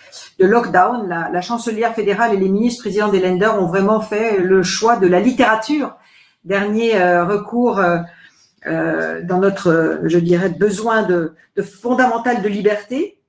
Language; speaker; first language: French; native; French